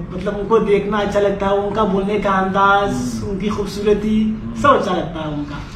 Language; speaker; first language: Hindi; non-native, fluent; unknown